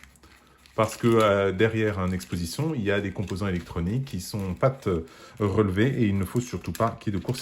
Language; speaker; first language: French; native; French